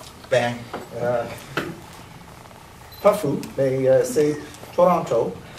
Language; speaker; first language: French; non-native, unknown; English